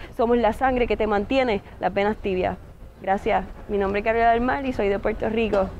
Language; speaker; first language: Spanish; native; Spanish